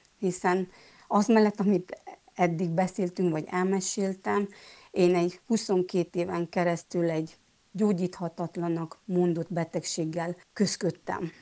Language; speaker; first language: Hungarian; non-native, local second language; Romanian